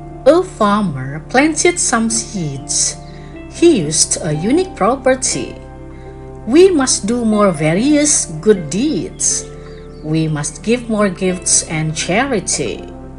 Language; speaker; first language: English; non-native, fluent; Indonesian